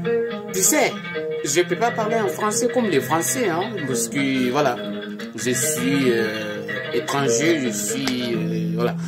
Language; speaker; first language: French; non-native, learner; Bambara